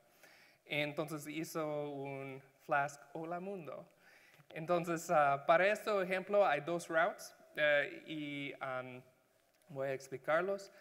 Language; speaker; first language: Spanish; non-native, learner; English